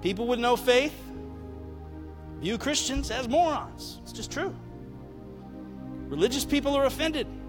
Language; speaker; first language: English; native; English